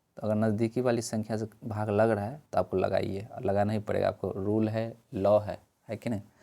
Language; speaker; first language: Hindi; native; Hindi